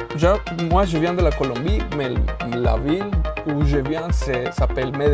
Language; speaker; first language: French; non-native, fluent; Spanish